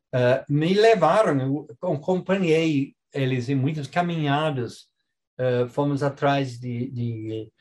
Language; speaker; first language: Portuguese; non-native, fluent; English